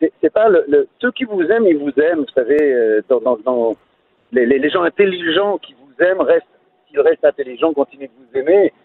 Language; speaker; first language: French; native; French